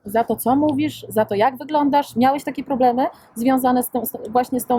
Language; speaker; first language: Polish; native; Polish